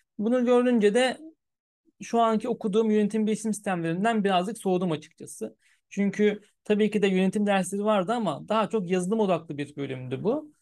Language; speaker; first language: Turkish; early bilingual, heritage; Turkish